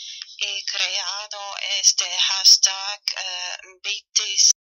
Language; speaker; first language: Spanish; non-native, fluent; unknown